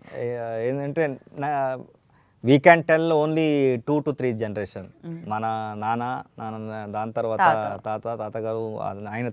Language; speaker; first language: Telugu; non-native, learner; Kannada